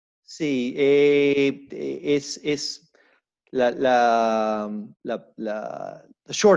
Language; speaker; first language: Spanish; early bilingual, heritage; Spanish